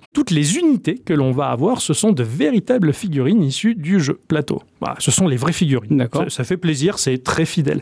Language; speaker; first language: French; native; French